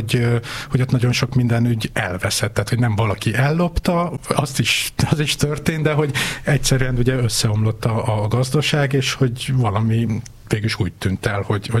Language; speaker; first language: Hungarian; native; Hungarian